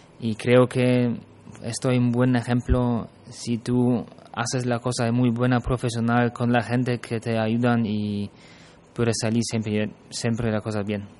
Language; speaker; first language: Spanish; non-native, fluent; German